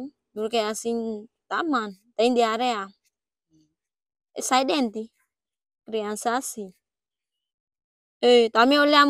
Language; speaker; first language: Portuguese; non-native, learner; Vietnamese